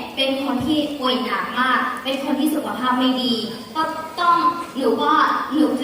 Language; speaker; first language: Thai; non-native, learner; Burmese